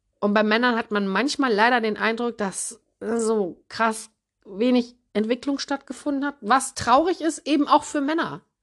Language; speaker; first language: German; early bilingual, other home language; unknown